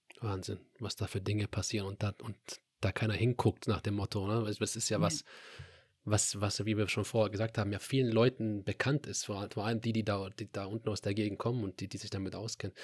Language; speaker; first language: German; native; German